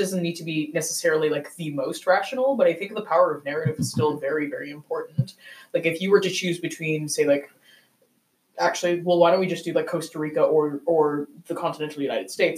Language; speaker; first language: English; non-native, local second language; Cantonese